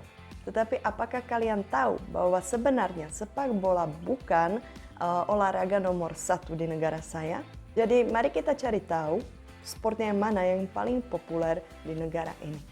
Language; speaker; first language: Indonesian; non-native, fluent; Czech